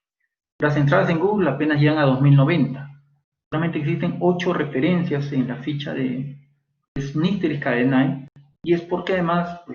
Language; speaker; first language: Spanish; native; Spanish